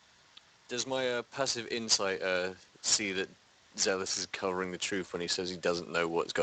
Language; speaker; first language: English; native; English